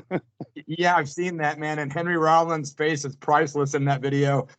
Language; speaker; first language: English; native; English